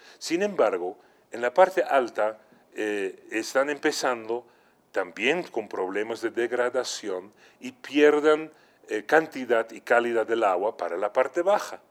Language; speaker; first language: Spanish; non-native, fluent; Dutch